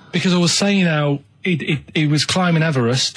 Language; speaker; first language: English; native; English